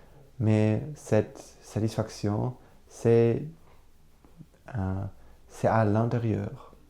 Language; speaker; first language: French; non-native, learner; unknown